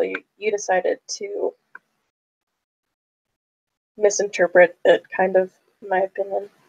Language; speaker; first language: English; native; English